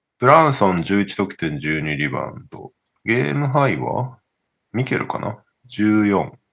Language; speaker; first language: Japanese; early bilingual, heritage; Japanese